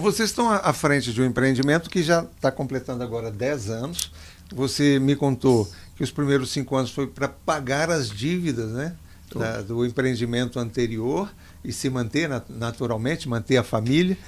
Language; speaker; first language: Portuguese; native; Portuguese